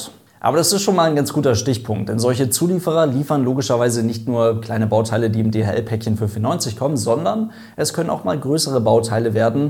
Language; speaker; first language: German; native; German